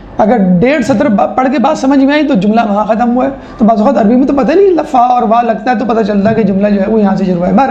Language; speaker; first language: Urdu; native; Urdu